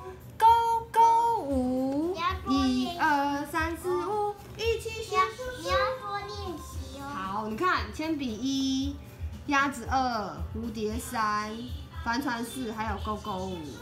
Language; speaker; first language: Chinese; native; Chinese